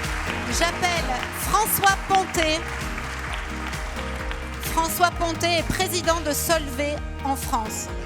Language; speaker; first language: French; native; French